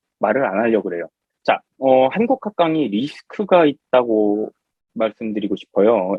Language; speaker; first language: Korean; native; Korean